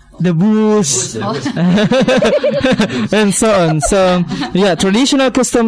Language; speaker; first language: English; non-native, learner; Indonesian